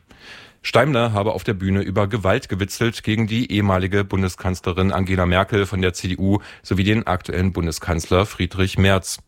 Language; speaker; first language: German; native; German